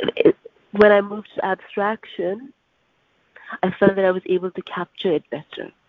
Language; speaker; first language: English; non-native, local second language; Urdu